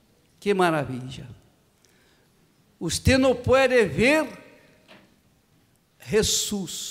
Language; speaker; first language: Portuguese; non-native, fluent; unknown